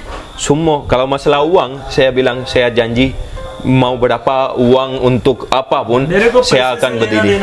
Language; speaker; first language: Indonesian; non-native, fluent; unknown